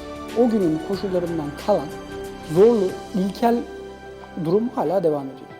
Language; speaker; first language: Turkish; native; Turkish